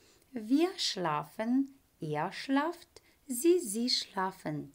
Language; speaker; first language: German; non-native, fluent; Ukrainian